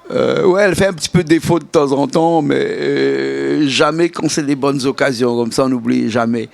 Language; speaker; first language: French; native; French